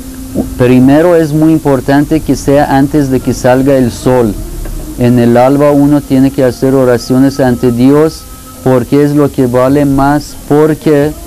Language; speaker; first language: Spanish; non-native, fluent; Persian